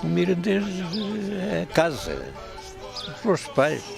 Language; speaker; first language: Portuguese; non-native, local second language; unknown